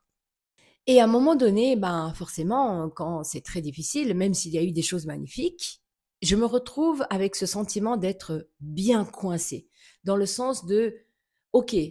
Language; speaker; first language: French; native; French